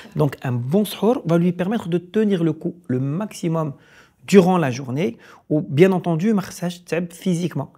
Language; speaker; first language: French; non-native, local second language; Arabic